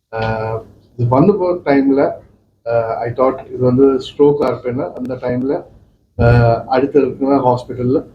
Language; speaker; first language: Tamil; non-native, local second language; Malayalam